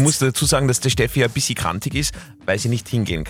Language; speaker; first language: German; native; German